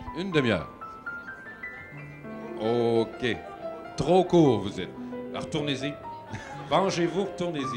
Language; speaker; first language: French; native; French